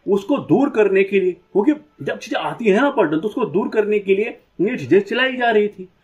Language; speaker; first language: Hindi; native; Hindi